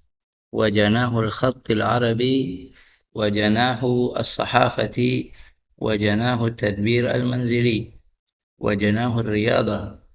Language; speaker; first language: Arabic; non-native, fluent; Indonesian